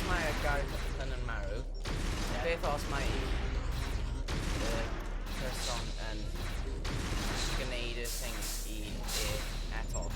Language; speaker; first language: Welsh; non-native, local second language; English